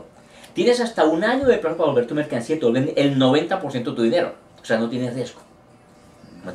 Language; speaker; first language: Spanish; native; Spanish